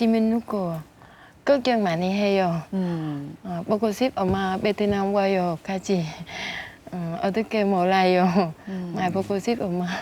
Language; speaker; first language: Korean; non-native, learner; Vietnamese